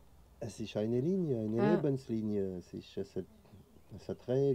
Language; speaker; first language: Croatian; non-native, learner; French